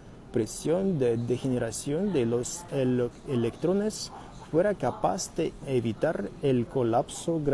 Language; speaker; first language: Spanish; non-native, learner; Russian